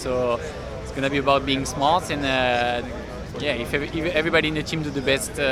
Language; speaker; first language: English; non-native, fluent; French